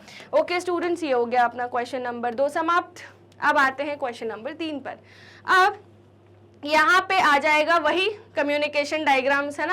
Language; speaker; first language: Hindi; native; Hindi